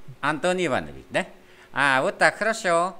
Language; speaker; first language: Russian; non-native, fluent; Vietnamese